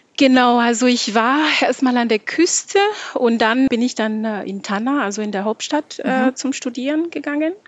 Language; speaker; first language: German; non-native, fluent; Malagasy